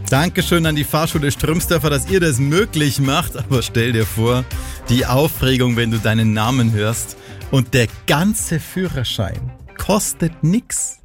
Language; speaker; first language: German; native; German